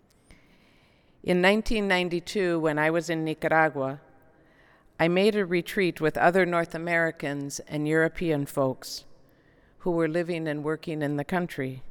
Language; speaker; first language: English; native; English